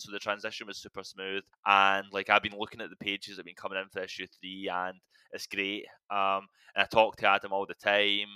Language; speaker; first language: English; native; English